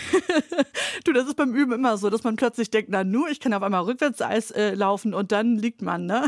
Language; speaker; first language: German; native; German